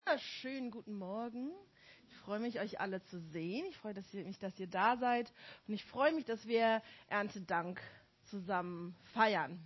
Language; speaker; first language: German; native; German